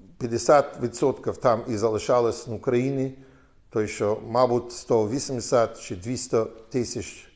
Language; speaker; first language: Ukrainian; non-native, fluent; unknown